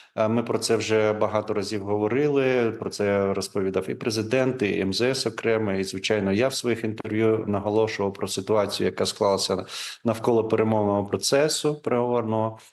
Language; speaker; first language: Ukrainian; non-native, local second language; Crimean Tatar